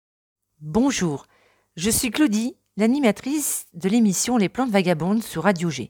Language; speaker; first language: French; native; French